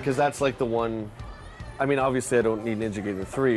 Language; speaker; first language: English; native; English